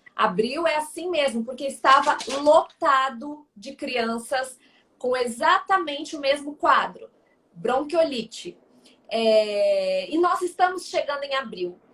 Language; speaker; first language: Portuguese; native; Portuguese